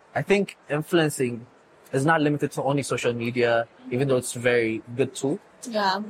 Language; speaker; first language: English; non-native, fluent; Amharic